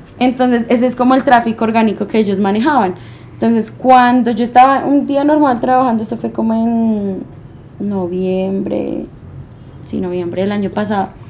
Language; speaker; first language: Spanish; native; Spanish